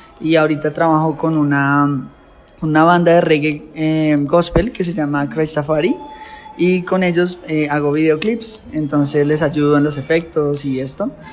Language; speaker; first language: Spanish; native; Spanish